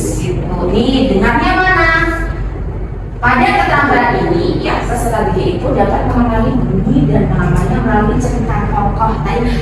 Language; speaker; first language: Indonesian; native; Indonesian